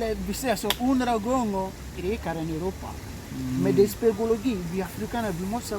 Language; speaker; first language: Swedish; early bilingual, other home language; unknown